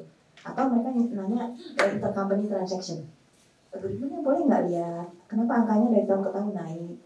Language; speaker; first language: Indonesian; native; Indonesian